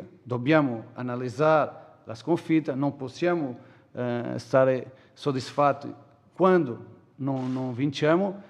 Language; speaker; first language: Italian; non-native, fluent; Portuguese